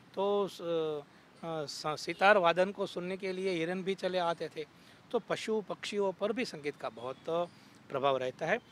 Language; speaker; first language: Hindi; non-native, local second language; Gujarati